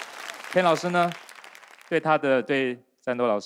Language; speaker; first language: Chinese; native; Chinese